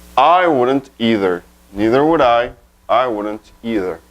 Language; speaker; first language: English; non-native, fluent; Spanish